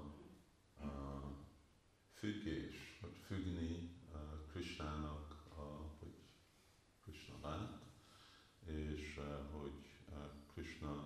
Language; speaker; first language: Hungarian; early bilingual, heritage; Hungarian